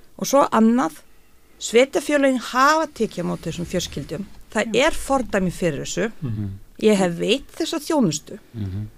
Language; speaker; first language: Icelandic; non-native, fluent; Bosnian